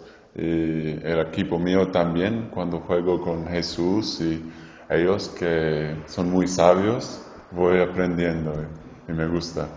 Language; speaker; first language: Spanish; non-native, fluent; English